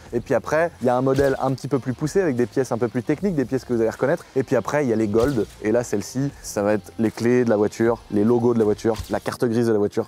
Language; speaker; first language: French; native; French